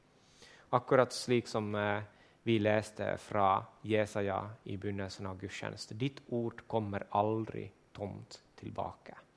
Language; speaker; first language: Norwegian; non-native, fluent; Finnish